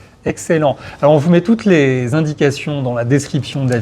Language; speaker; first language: French; native; French